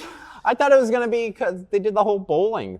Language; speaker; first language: English; native; English